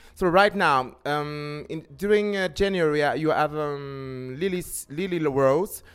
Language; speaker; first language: English; non-native, learner; French